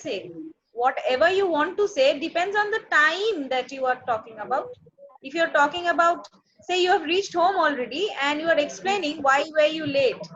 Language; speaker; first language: English; non-native, local second language; Bangla